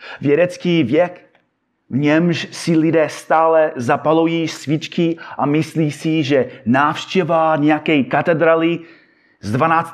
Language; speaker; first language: Czech; non-native, fluent; English